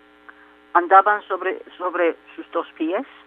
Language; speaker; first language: Spanish; non-native, fluent; Turkish